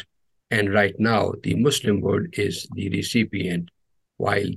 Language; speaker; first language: English; non-native, local second language; Urdu